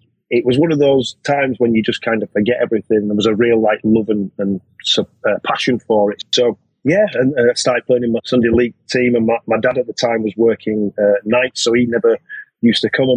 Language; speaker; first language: English; native; English